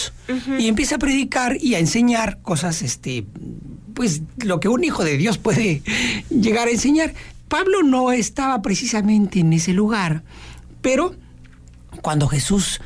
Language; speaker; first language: Spanish; native; Spanish